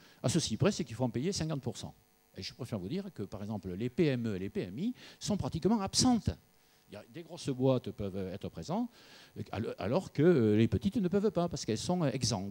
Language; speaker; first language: French; native; French